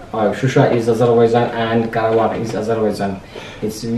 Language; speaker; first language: English; non-native, learner; Azerbaijani